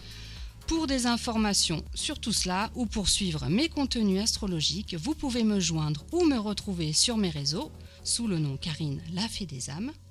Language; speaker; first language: French; native; French